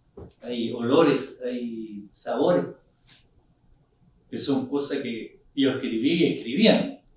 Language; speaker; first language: Spanish; non-native, local second language; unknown